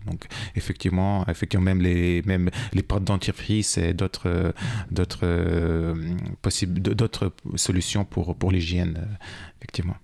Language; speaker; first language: French; non-native, fluent; Ukrainian